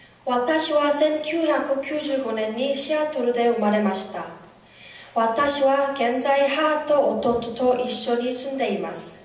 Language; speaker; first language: Japanese; non-native, learner; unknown